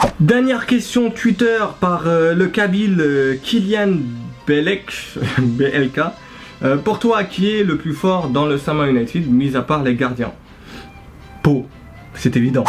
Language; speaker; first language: French; early bilingual, other home language; Arabic